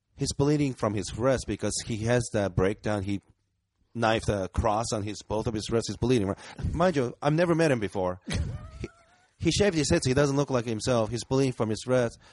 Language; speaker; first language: English; early bilingual, other home language; Japanese